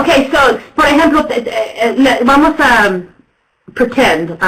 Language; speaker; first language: Spanish; non-native, fluent; English